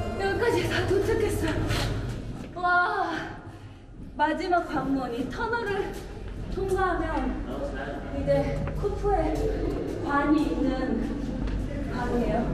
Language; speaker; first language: Korean; non-native, fluent; Arabic